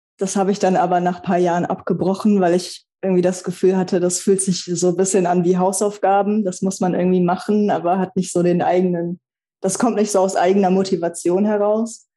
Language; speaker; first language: German; early bilingual, other home language; Russian